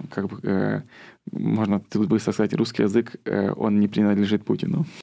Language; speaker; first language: Russian; early bilingual, heritage; Russian